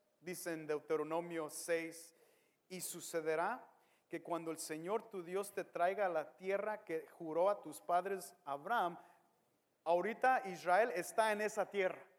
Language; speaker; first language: Spanish; early bilingual, heritage; Spanish